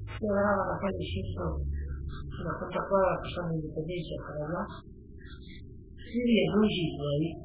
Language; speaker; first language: Spanish; non-native, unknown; Italian